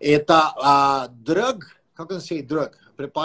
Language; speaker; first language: Russian; non-native, fluent; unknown